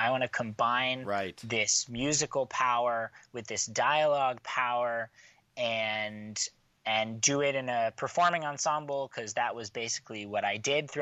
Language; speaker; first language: English; native; English